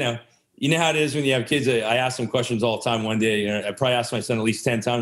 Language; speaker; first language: English; native; English